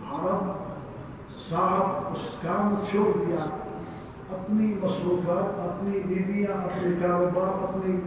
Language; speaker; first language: Urdu; non-native, learner; Arabic